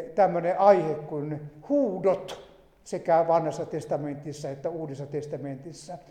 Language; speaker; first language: Finnish; native; Finnish